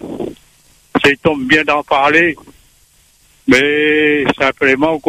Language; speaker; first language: French; non-native, local second language; Réunion Creole French